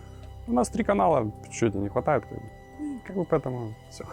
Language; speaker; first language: Russian; native; Russian